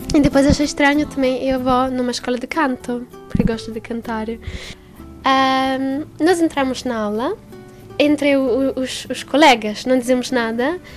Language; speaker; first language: Portuguese; non-native, learner; Italian